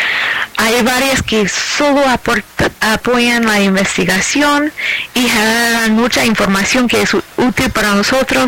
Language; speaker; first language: Spanish; non-native, fluent; English